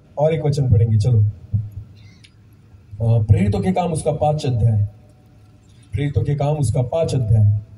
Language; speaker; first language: Hindi; non-native, local second language; Marathi